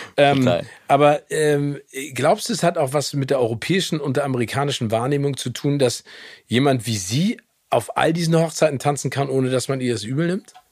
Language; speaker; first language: German; native; German